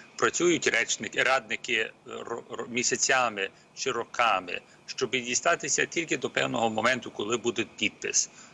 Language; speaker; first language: Ukrainian; early bilingual, heritage; Ukrainian